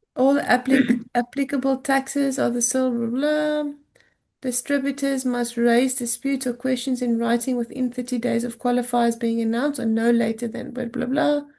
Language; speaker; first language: English; non-native, local second language; Afrikaans